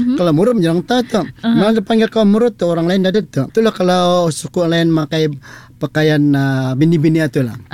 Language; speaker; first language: Malay; non-native, local second language; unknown